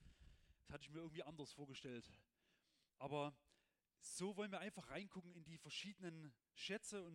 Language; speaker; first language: German; native; German